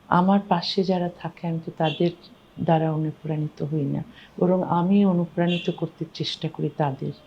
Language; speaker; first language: Bangla; native; Bangla